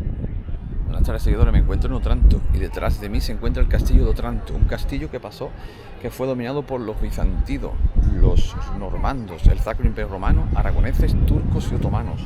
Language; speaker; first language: Spanish; native; Spanish